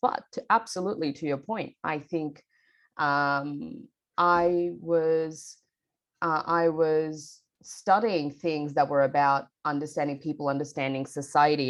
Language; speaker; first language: English; non-native, local second language; Bangla